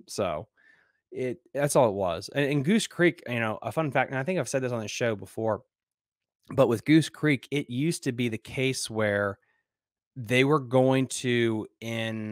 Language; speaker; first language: English; native; English